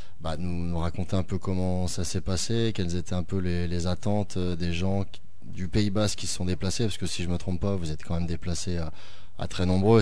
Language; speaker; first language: French; native; French